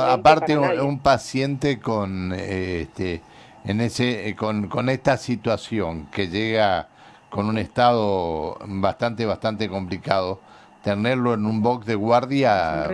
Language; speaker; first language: Spanish; native; Spanish